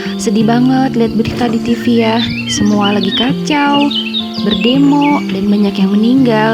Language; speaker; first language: Indonesian; native; Indonesian